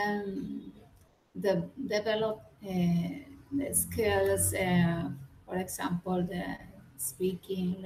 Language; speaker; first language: English; non-native, learner; Spanish